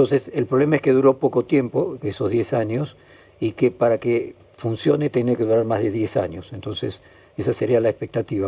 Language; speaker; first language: Spanish; native; Spanish